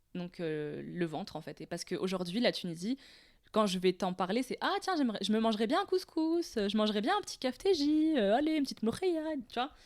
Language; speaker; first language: French; non-native, local second language; Arabic